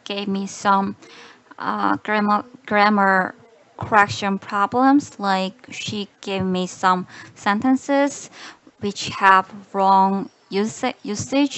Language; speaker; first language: English; non-native, learner; Korean